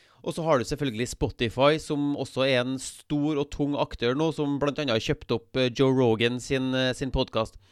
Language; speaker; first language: Norwegian; native; Norwegian